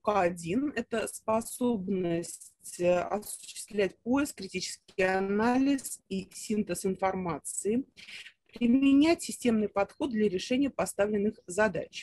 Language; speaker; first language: Russian; native; Russian